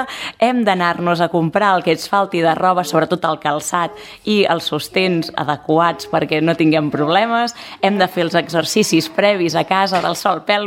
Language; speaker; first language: Catalan; native; Catalan